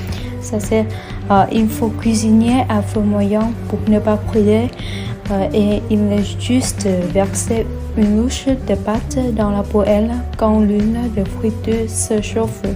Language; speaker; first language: French; non-native, learner; Vietnamese